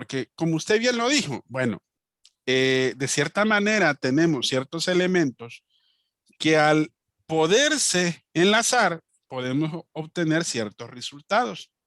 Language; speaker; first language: Spanish; native; Spanish